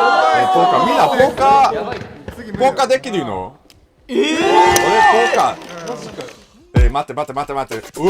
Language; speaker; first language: Japanese; non-native, learner; English